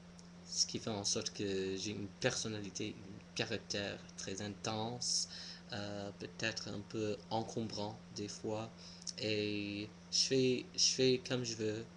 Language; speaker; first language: French; non-native, fluent; English